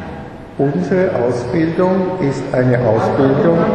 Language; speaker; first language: German; non-native, fluent; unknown